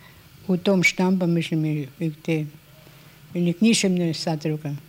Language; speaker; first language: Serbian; non-native, learner; German